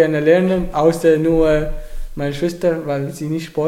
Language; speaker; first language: German; non-native, learner; Arabic